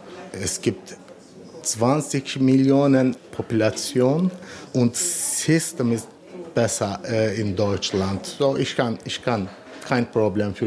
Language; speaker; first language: German; non-native, learner; Turkish